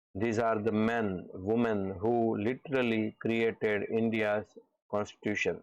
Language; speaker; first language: English; non-native, local second language; Gujarati